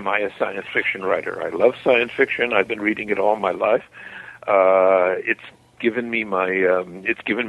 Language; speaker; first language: English; native; English